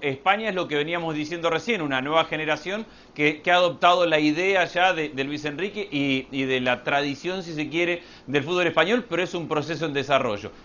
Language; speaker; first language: Spanish; native; Spanish